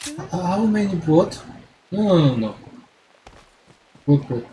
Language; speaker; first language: English; non-native, learner; Korean